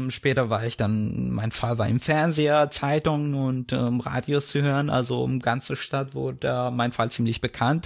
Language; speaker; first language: German; non-native, fluent; Arabic